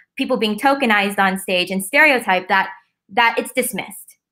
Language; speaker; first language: English; native; English